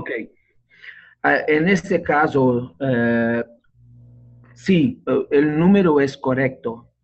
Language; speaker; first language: Spanish; non-native, learner; Portuguese